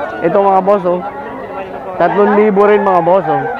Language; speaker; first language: Filipino; native; Filipino